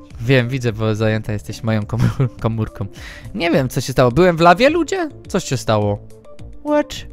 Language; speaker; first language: Polish; early bilingual, heritage; Polish